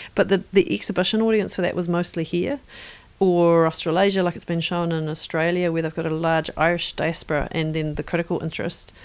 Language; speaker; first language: English; native; English